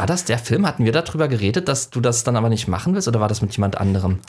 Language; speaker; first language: German; native; German